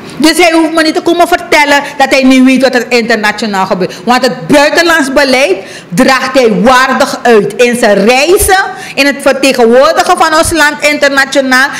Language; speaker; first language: Dutch; native; Dutch